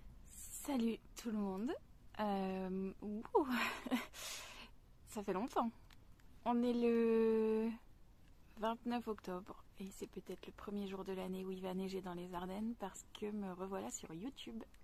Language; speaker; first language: French; native; French